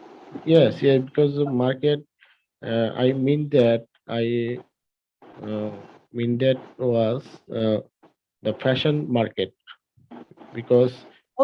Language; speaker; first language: English; non-native, learner; Bangla